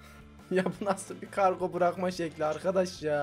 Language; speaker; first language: Turkish; native; Turkish